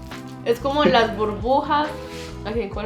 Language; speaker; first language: Spanish; native; Spanish